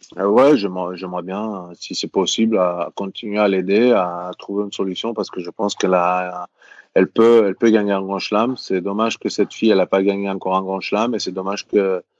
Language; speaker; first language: French; non-native, fluent; Greek